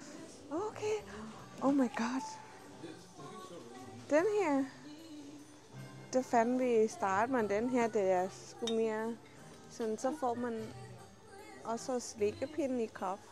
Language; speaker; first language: Danish; non-native, learner; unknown